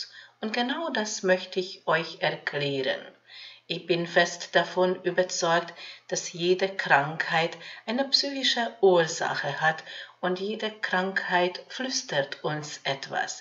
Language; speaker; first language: German; non-native, fluent; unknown